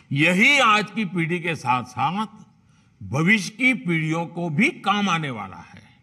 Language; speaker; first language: Hindi; non-native, local second language; Gujarati